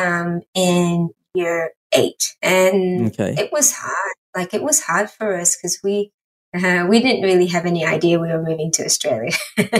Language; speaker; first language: English; native; English